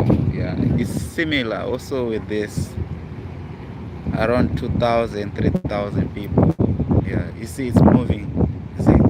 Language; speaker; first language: English; non-native, local second language; Shona